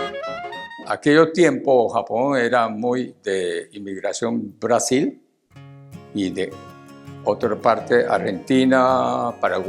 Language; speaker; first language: Spanish; non-native, learner; Japanese